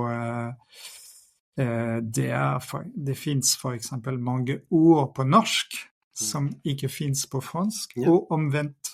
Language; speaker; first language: Norwegian; non-native, fluent; French